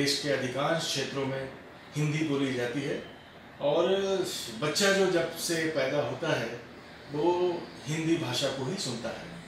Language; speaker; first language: Hindi; native; Hindi